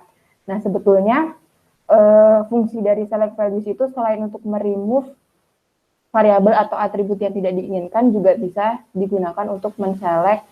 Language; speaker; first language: Indonesian; native; Indonesian